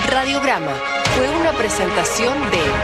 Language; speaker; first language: Spanish; native; Spanish